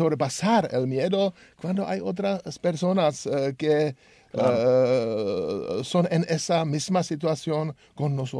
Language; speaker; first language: Spanish; non-native, learner; Czech